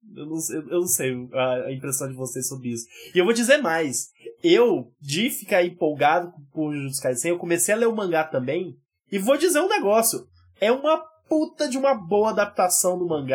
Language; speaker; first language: Portuguese; native; Portuguese